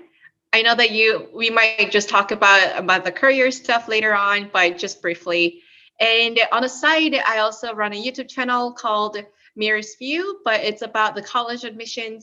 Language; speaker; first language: English; early bilingual, other home language; Korean